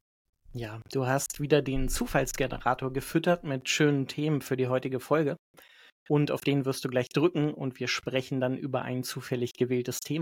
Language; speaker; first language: German; native; German